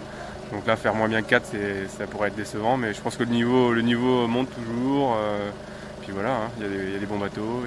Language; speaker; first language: French; native; French